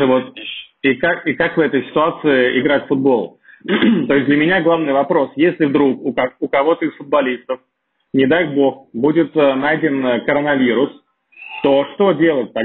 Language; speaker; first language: Russian; native; Russian